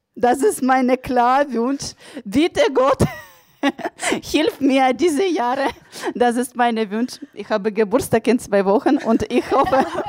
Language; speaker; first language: German; non-native, learner; Russian